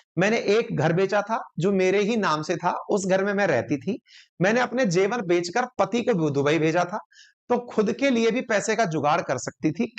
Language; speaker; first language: Hindi; native; Hindi